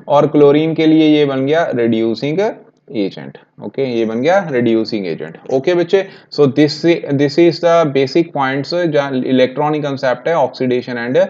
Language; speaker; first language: Hindi; non-native, local second language; Punjabi